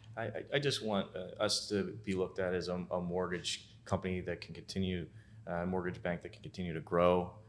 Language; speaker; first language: English; native; English